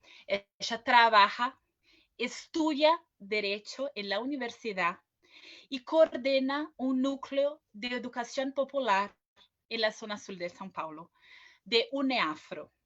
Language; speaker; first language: Spanish; non-native, fluent; Portuguese